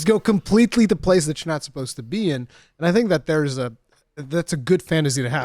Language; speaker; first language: English; native; English